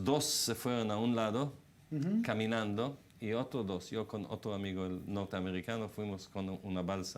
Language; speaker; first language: Spanish; non-native, fluent; Hebrew